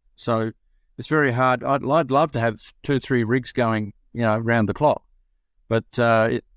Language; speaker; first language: English; native; English